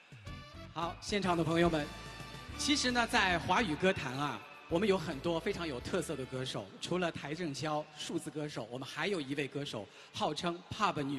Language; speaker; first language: Chinese; native; Chinese